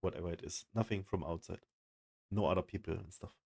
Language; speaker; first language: English; non-native, fluent; German